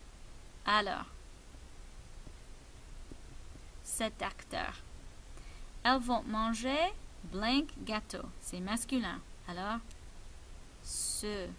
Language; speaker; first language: French; non-native, fluent; English